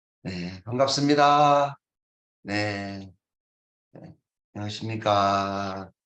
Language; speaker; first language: Korean; native; Korean